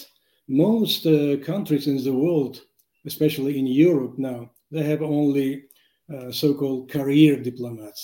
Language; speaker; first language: English; non-native, fluent; Uzbek